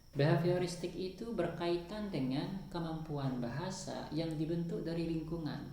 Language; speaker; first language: Indonesian; non-native, local second language; Sasak